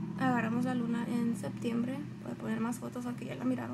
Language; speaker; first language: Spanish; early bilingual, heritage; Spanish